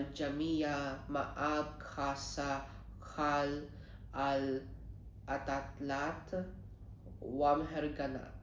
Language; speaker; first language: Arabic; non-native, learner; Filipino